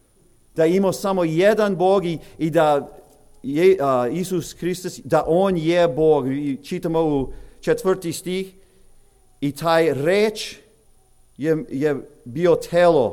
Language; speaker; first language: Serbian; early bilingual, heritage; English